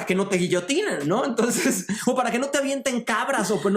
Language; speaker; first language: Spanish; native; Spanish